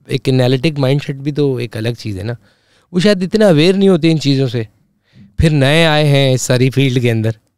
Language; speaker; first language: Urdu; native; Urdu